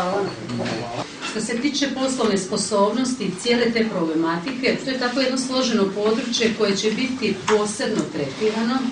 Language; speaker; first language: Croatian; native; Croatian